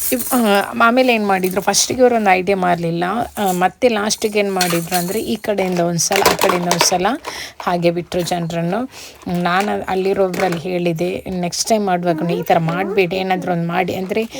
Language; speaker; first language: Kannada; non-native, local second language; Malayalam